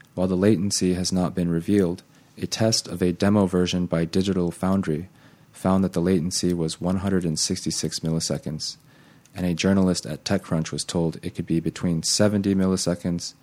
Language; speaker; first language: English; native; English